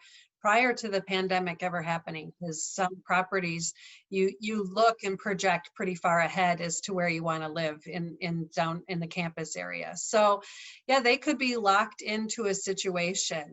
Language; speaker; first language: English; native; English